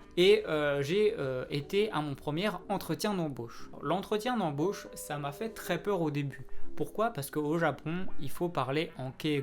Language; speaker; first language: French; native; French